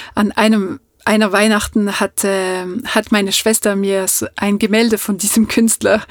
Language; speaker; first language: German; non-native, fluent; French